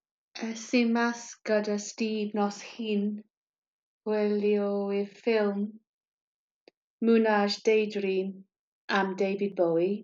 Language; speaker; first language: Welsh; non-native, learner; English